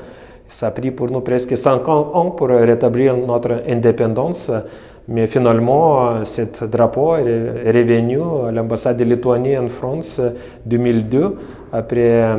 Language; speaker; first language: French; non-native, fluent; Lithuanian